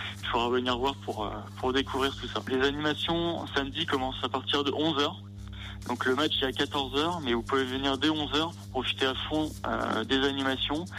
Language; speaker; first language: French; native; French